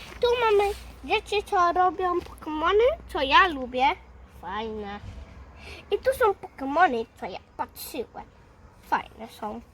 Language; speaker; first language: Polish; early bilingual, heritage; Polish